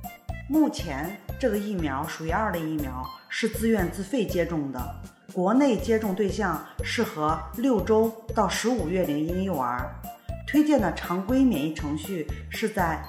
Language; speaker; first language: Chinese; native; Chinese